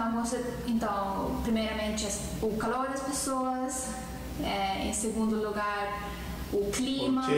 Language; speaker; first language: Portuguese; non-native, fluent; Estonian